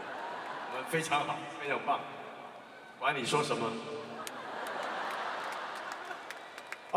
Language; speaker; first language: Chinese; non-native, local second language; Cantonese